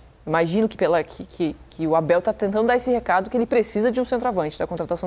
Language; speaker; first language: Portuguese; native; Portuguese